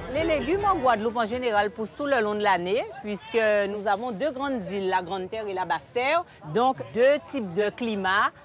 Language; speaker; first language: French; native; French